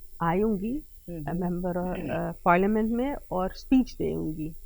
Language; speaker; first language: Hindi; early bilingual, heritage; Dutch